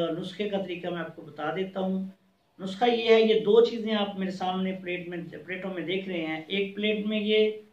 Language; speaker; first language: Urdu; non-native, local second language; Punjabi